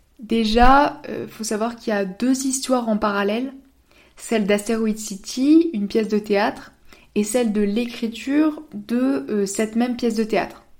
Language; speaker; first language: French; native; French